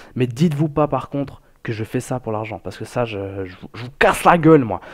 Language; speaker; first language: French; native; French